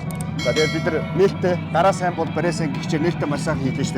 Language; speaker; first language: Mongolian; native; Mongolian